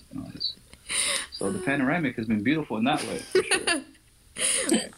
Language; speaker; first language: English; early bilingual, other home language; Somali